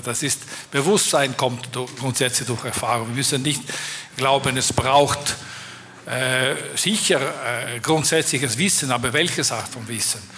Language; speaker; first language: German; non-native, fluent; French